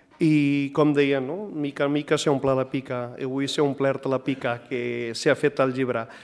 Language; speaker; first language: Catalan; non-native, fluent; Punjabi